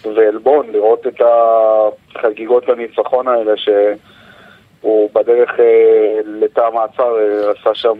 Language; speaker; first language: Hebrew; native; Hebrew